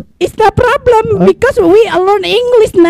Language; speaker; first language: English; non-native, learner; Indonesian